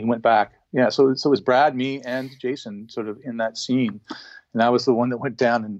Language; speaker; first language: English; native; English